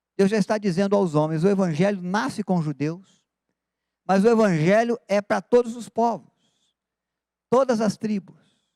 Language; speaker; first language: Portuguese; native; Portuguese